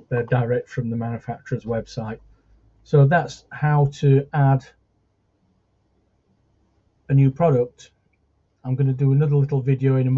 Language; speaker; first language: English; native; English